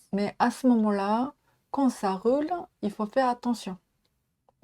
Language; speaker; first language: French; non-native, learner; Japanese